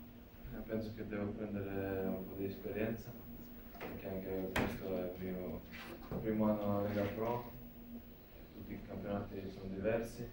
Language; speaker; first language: Italian; non-native, learner; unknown